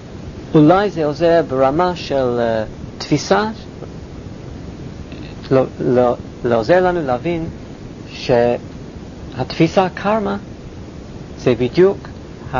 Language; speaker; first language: Hebrew; non-native, fluent; English